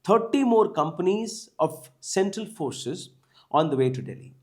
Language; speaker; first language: English; non-native, local second language; Tamil